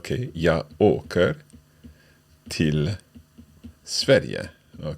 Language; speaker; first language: Swedish; non-native, learner; English